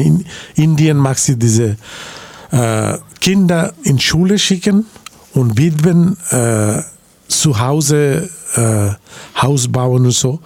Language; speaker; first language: German; non-native, learner; Bangla